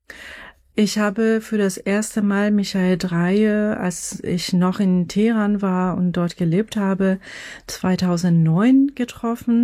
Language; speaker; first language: German; non-native, fluent; Persian